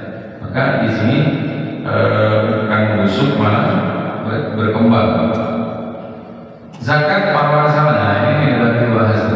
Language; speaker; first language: Indonesian; native; Indonesian